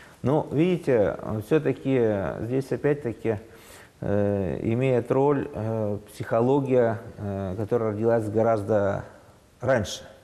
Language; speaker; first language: Russian; non-native, local second language; Udmurt